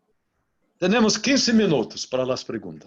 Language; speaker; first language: Spanish; non-native, learner; Portuguese